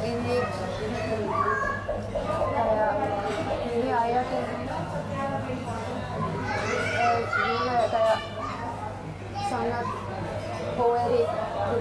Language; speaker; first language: Indonesian; non-native, fluent; Finnish